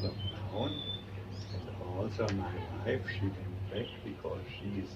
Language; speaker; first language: English; non-native, fluent; German